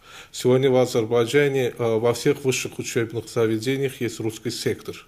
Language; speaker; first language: Russian; non-native, local second language; Azerbaijani